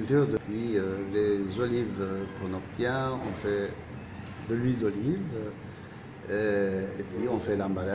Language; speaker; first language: French; non-native, fluent; Turkish